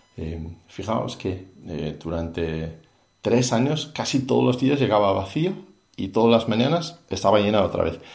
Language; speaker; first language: Spanish; non-native, fluent; Danish